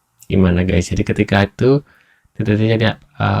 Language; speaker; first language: Indonesian; native; Indonesian